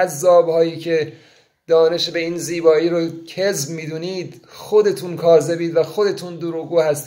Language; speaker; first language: Persian; native; Persian